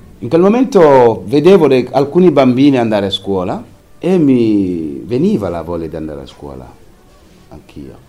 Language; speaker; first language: Italian; non-native, fluent; Wolof